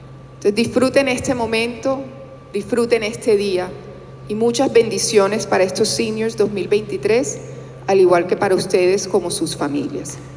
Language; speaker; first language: Spanish; native; Spanish